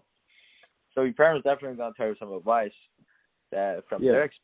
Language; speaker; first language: English; non-native, local second language; Cantonese